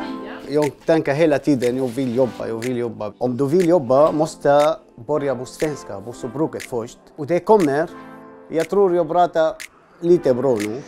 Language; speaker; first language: Swedish; non-native, learner; Arabic